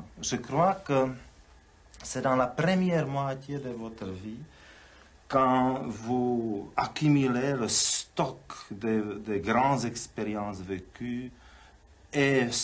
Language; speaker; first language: French; non-native, fluent; Czech